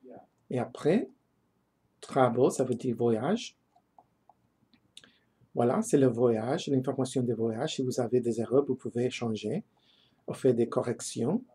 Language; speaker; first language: French; non-native, fluent; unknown